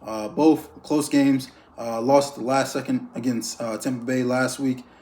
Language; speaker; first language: English; native; English